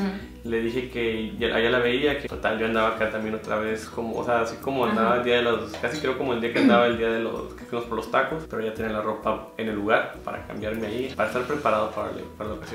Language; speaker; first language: Spanish; native; Spanish